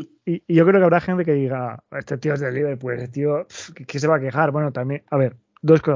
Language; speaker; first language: Spanish; native; Spanish